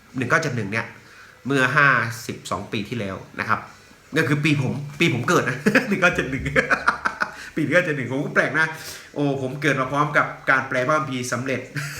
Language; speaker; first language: Thai; native; Thai